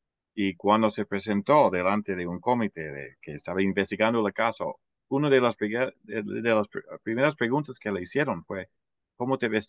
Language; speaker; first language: Spanish; non-native, fluent; English